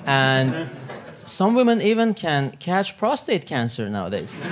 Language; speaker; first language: English; non-native, fluent; Italian